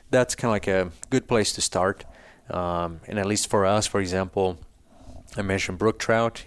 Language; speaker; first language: English; early bilingual, other home language; Portuguese